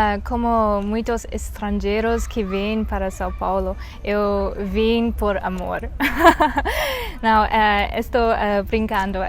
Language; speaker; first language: Portuguese; non-native, learner; Chinese